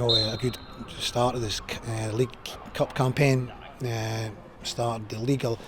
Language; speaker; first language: English; native; English